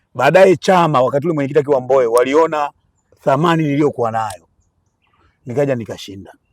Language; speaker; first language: Swahili; native; Swahili